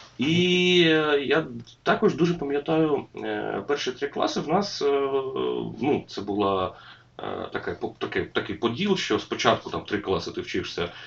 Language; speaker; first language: Ukrainian; non-native, local second language; Russian